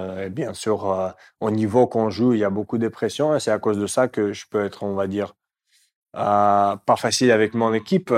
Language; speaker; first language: French; non-native, fluent; Russian